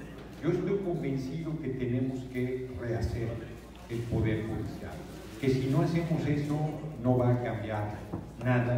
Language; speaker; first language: Spanish; native; Spanish